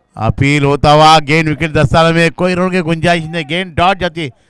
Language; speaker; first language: Hindi; non-native, local second language; Marathi